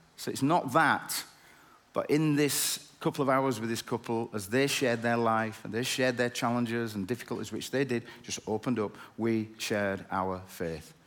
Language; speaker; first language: English; native; English